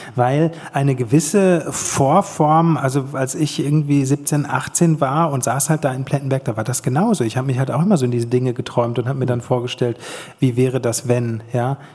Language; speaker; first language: German; native; German